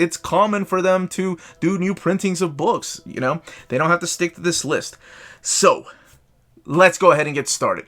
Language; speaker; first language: English; native; English